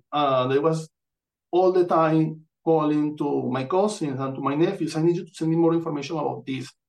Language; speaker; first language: English; non-native, fluent; Spanish